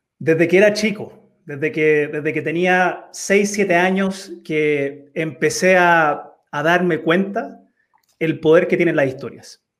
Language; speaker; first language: Spanish; early bilingual, heritage; Spanish